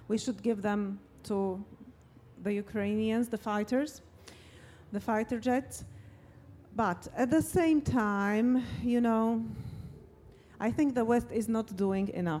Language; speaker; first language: English; non-native, fluent; Slovak